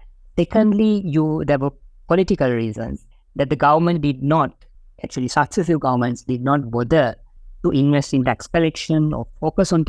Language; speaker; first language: English; non-native, local second language; Sinhala